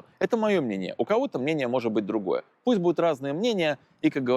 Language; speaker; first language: Russian; native; Russian